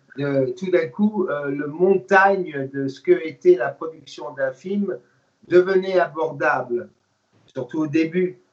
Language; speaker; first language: French; non-native, fluent; English